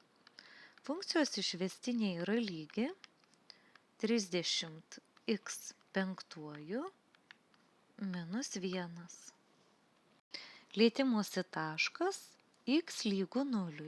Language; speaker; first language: Lithuanian; native; Lithuanian